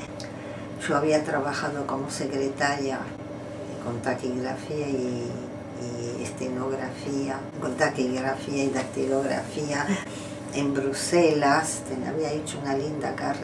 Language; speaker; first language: Spanish; non-native, fluent; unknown